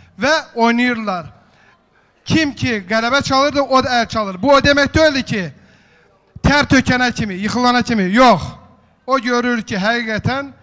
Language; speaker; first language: Azerbaijani; non-native, local second language; Avaric